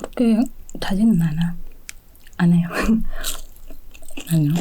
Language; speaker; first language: Korean; non-native, fluent; Indonesian